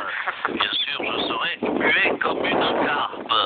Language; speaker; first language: French; native; French